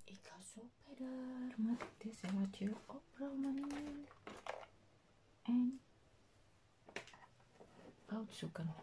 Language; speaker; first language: Dutch; non-native, learner; Indonesian